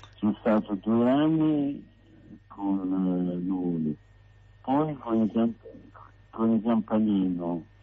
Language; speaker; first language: Italian; native; Italian